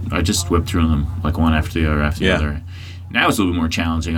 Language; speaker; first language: English; native; English